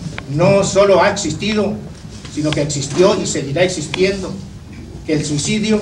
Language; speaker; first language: Spanish; native; Spanish